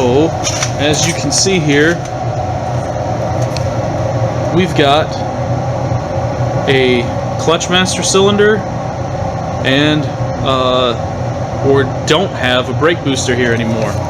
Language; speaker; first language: English; native; English